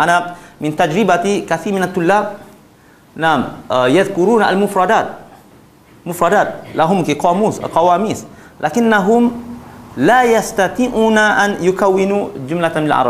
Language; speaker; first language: Arabic; non-native, fluent; Malay